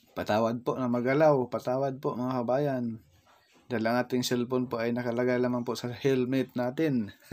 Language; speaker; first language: Filipino; native; Filipino